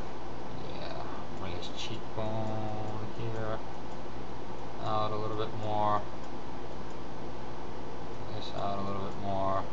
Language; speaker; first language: English; native; English